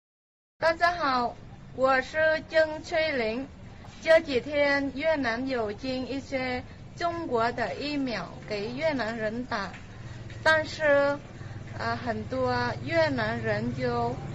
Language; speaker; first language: Chinese; non-native, fluent; Vietnamese